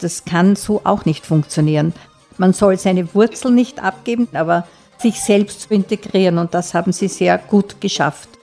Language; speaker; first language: German; native; German